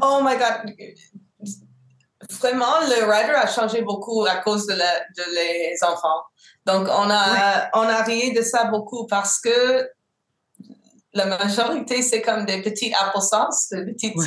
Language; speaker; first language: French; non-native, local second language; English